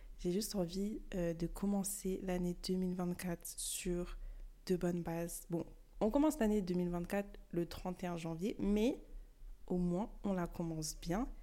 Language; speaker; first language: French; early bilingual, other home language; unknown